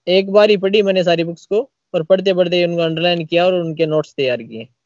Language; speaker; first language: Hindi; native; Hindi